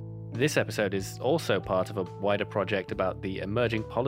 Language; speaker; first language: English; native; English